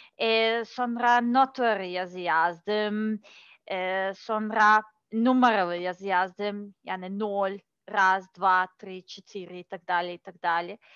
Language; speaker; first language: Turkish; non-native, learner; Russian